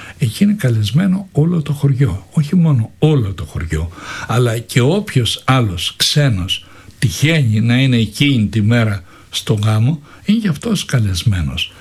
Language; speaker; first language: Greek; native; Greek